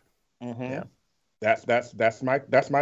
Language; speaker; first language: English; native; English